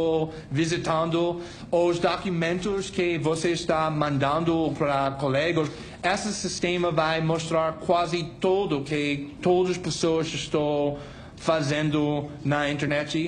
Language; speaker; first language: Portuguese; non-native, fluent; English